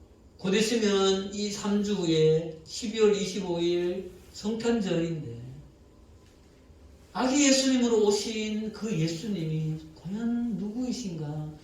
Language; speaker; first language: Korean; native; Korean